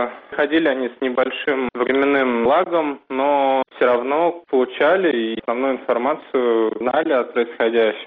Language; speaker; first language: Russian; native; Russian